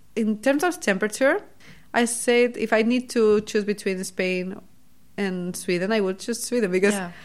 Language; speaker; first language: English; non-native, fluent; Spanish